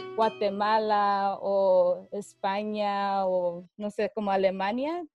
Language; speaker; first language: Spanish; early bilingual, heritage; Spanish